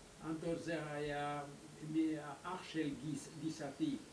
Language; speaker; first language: Hebrew; non-native, learner; German